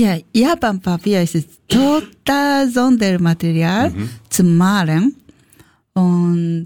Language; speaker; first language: German; non-native, learner; Japanese